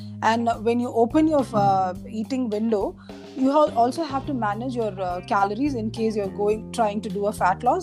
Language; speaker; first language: English; non-native, local second language; Tamil